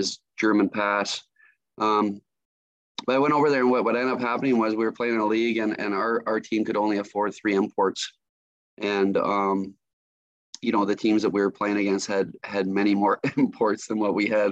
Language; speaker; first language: English; native; English